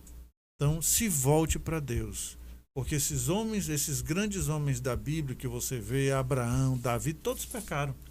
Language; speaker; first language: Portuguese; native; Portuguese